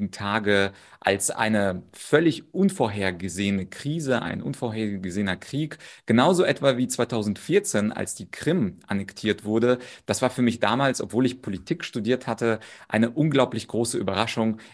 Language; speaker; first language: German; early bilingual, other home language; Russian